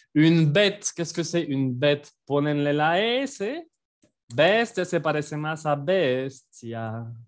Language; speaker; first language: Spanish; non-native, fluent; French